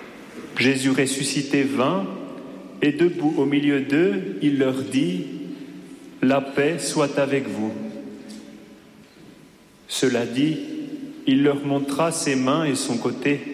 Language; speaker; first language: French; native; French